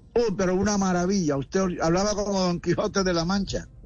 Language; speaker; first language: Spanish; native; Spanish